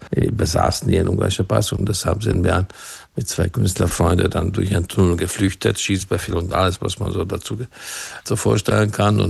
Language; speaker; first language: German; non-native, fluent; Hungarian